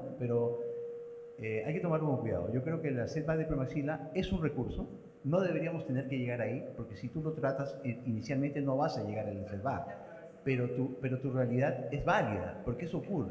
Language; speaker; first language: Spanish; native; Spanish